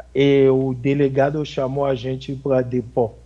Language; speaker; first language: Portuguese; non-native, fluent; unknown